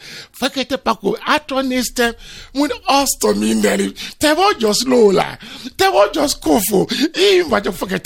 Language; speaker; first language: Hungarian; non-native, fluent; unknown